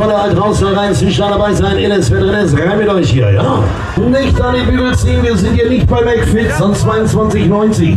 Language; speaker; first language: German; native; German